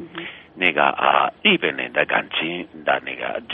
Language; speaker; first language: Chinese; non-native, fluent; Japanese